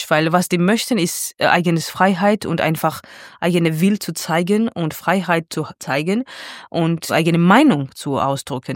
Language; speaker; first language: German; non-native, fluent; Georgian